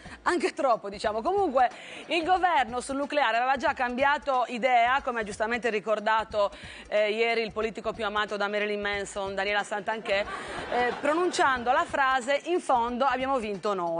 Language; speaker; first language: Italian; native; Italian